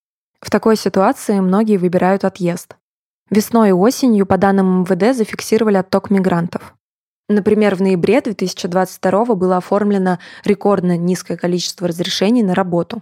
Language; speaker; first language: Russian; native; Russian